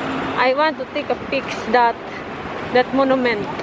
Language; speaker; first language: English; non-native, local second language; Filipino